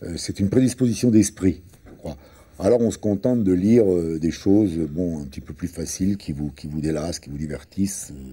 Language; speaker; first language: French; early bilingual, other home language; Italian